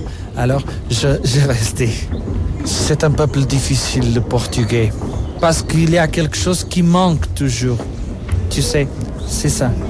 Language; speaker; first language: French; non-native, fluent; Portuguese